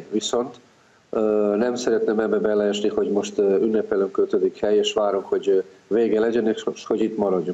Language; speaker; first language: Hungarian; non-native, fluent; Serbian